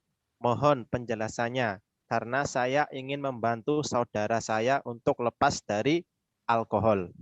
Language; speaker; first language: Indonesian; native; Indonesian